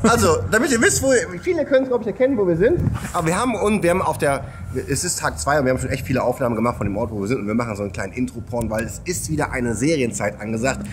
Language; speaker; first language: German; native; German